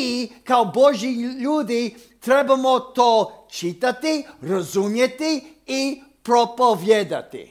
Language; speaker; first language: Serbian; non-native, fluent; English